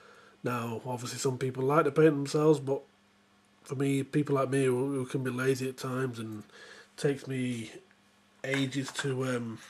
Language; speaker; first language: English; native; English